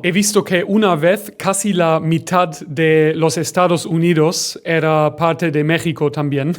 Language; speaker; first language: Spanish; non-native, learner; German